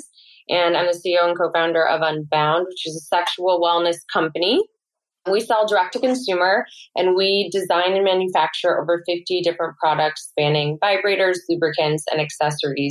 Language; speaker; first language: English; native; English